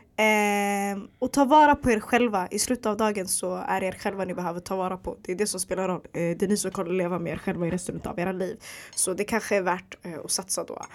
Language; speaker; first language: Swedish; early bilingual, other home language; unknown